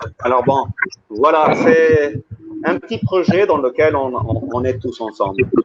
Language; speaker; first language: French; early bilingual, heritage; French